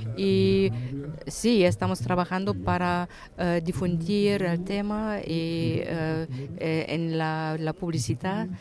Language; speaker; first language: Spanish; non-native, fluent; German